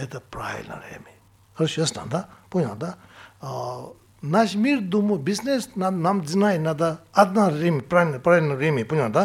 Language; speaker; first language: Russian; non-native, fluent; Tibetan